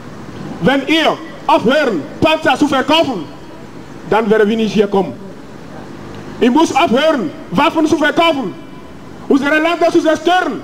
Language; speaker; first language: German; non-native, fluent; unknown